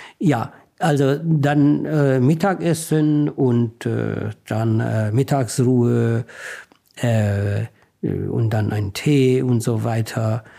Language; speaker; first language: German; non-native, fluent; Persian